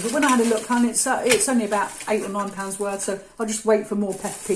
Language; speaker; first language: English; native; English